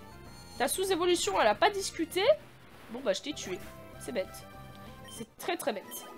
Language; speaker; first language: French; native; French